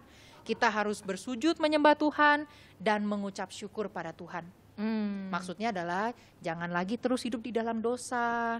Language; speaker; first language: Indonesian; native; Indonesian